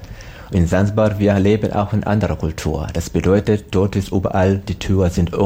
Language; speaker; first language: German; non-native, learner; Swahili